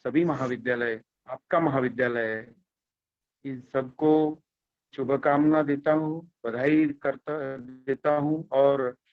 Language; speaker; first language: Hindi; non-native, local second language; Marathi